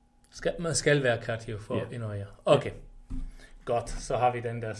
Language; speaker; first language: Danish; non-native, fluent; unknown